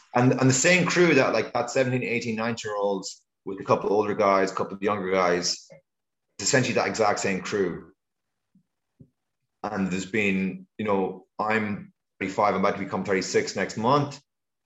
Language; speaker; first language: English; native; English